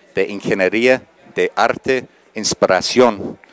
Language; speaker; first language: Spanish; non-native, fluent; English